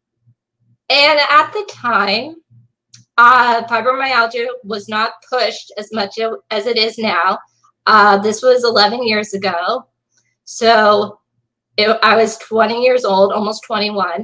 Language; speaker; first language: English; native; English